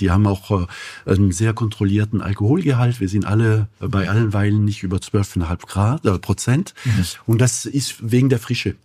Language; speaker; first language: German; non-native, fluent; French